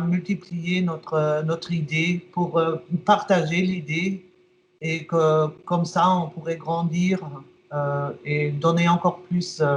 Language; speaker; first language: French; non-native, fluent; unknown